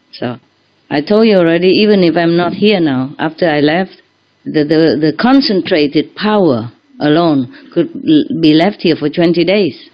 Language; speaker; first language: English; non-native, fluent; Vietnamese